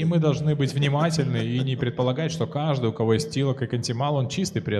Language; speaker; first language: Russian; native; Russian